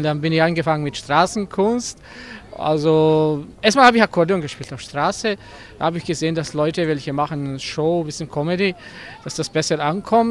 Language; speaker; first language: German; non-native, learner; Croatian